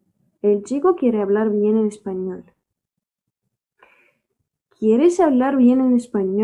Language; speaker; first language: Spanish; non-native, fluent; Russian